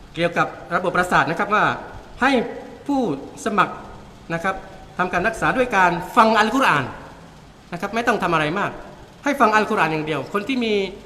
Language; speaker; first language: Thai; non-native, local second language; Malay